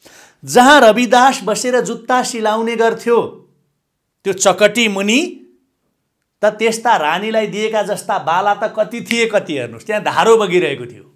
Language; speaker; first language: Nepali; native; Nepali